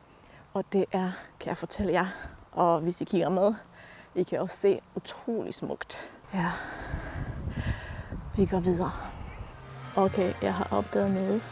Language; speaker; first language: Danish; non-native, fluent; Polish